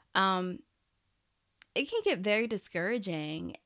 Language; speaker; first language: English; early bilingual, other home language; Haitian Creole